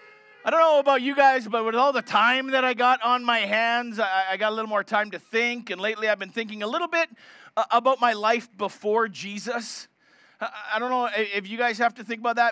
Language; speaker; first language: English; native; English